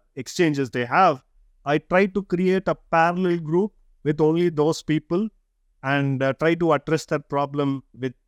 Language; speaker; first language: English; non-native, local second language; Tamil